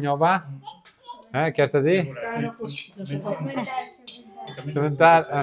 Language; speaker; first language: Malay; non-native, learner; Catalan